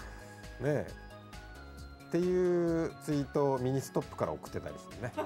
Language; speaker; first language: Japanese; native; Japanese